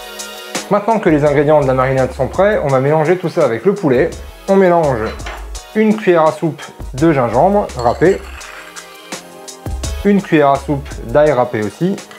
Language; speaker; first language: French; native; French